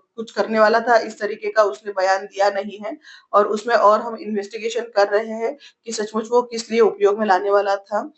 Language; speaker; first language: Hindi; non-native, local second language; Marathi